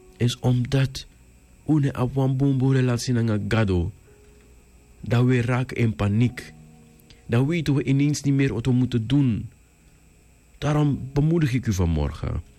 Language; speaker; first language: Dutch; native; Dutch